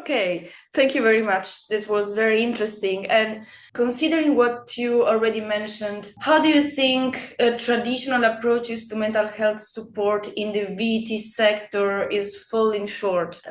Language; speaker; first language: English; non-native, fluent; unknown